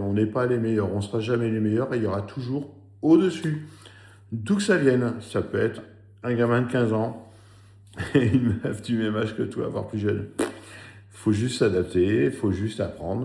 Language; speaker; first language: French; native; French